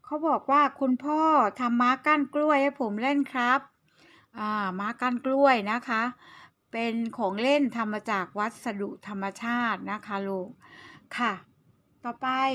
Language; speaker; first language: Thai; native; Thai